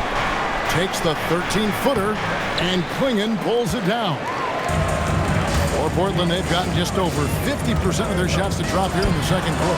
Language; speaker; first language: English; native; English